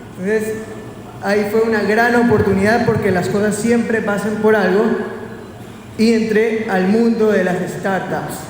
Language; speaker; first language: Spanish; native; Spanish